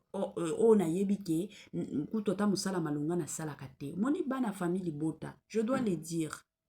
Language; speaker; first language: Lingala; non-native, local second language; Swahili